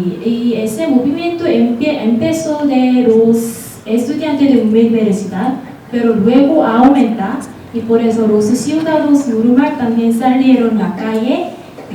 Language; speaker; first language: Spanish; non-native, learner; Korean